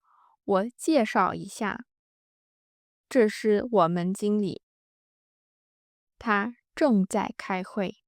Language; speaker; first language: Chinese; non-native, fluent; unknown